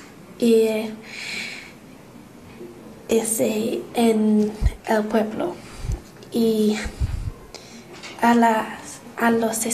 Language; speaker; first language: Spanish; non-native, learner; English